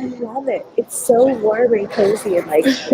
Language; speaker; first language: English; native; English